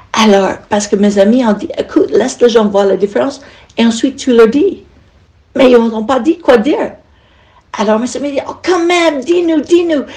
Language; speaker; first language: French; non-native, fluent; English